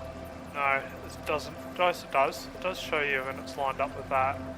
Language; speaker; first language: English; native; English